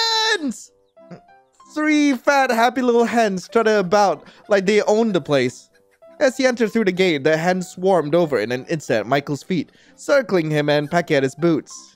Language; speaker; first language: English; native; English